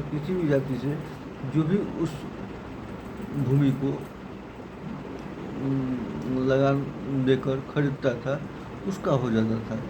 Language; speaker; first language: Hindi; native; Hindi